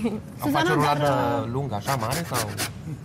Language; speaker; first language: Romanian; native; Romanian